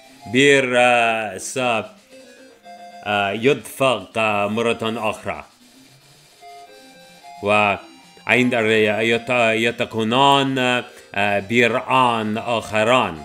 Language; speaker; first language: Arabic; non-native, learner; English